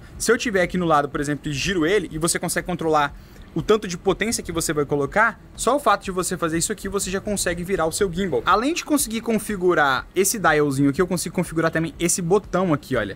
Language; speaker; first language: Portuguese; native; Portuguese